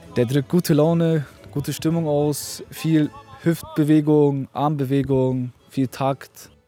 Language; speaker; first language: German; early bilingual, other home language; Kurdish